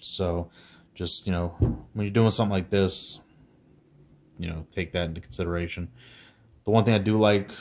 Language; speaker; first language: English; native; English